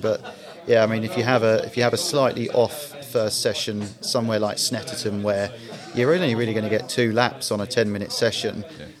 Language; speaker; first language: English; native; English